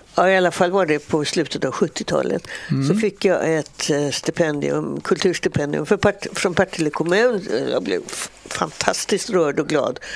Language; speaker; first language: Swedish; native; Swedish